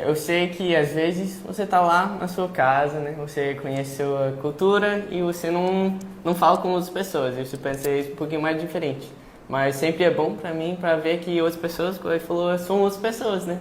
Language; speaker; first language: Portuguese; early bilingual, heritage; English